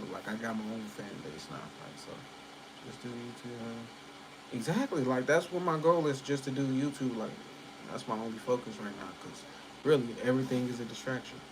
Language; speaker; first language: English; native; English